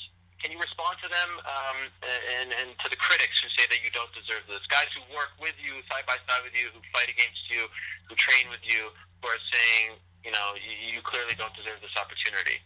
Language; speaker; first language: English; native; English